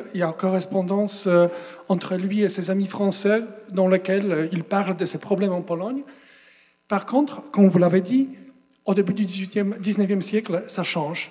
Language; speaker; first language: French; non-native, fluent; Polish